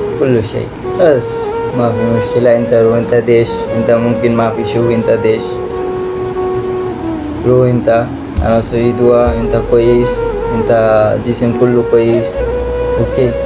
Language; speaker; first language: Arabic; non-native, learner; Bangla